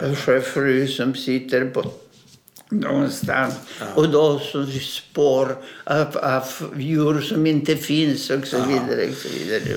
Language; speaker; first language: Swedish; non-native, fluent; Russian